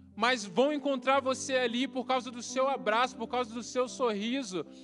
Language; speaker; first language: Portuguese; native; Portuguese